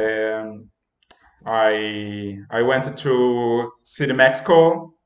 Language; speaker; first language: English; non-native, learner; Portuguese